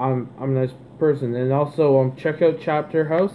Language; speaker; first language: English; native; English